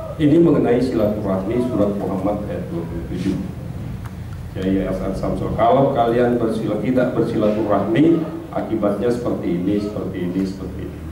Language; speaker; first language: Indonesian; non-native, local second language; Madurese